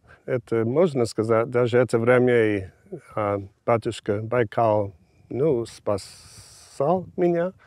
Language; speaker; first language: Russian; non-native, fluent; English